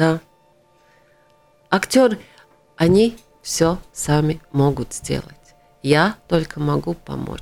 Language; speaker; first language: Russian; non-native, local second language; Latvian